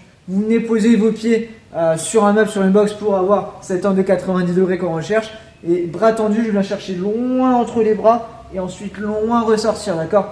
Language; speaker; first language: French; native; French